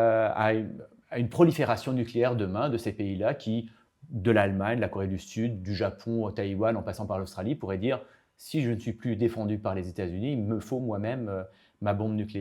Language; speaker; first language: French; native; French